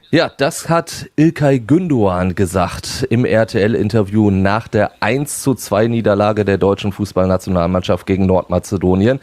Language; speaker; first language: German; native; German